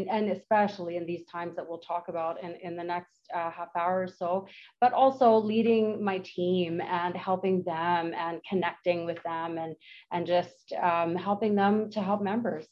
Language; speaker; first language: English; native; English